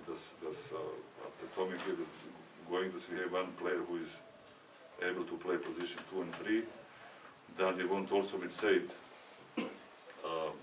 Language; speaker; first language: English; non-native, learner; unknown